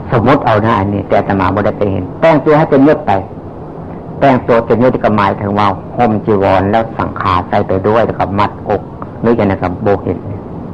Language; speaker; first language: Thai; native; Thai